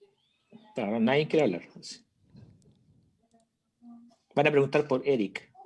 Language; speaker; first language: Spanish; native; Spanish